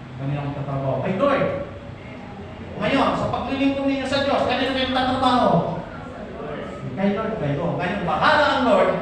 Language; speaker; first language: Filipino; non-native, local second language; Bikol